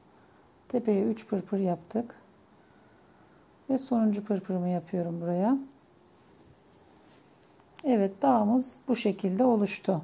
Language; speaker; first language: Turkish; native; Turkish